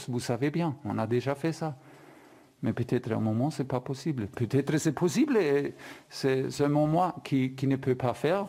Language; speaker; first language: French; non-native, fluent; German